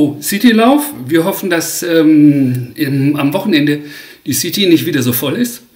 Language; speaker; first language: German; native; German